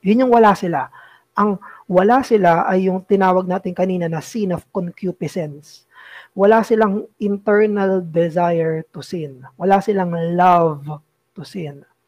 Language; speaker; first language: Filipino; native; Filipino